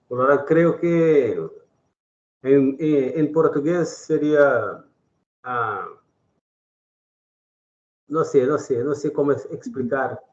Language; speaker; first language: Spanish; non-native, learner; Portuguese